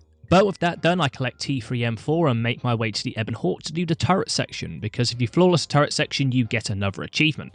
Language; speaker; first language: English; native; English